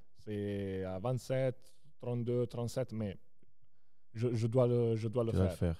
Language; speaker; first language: French; non-native, local second language; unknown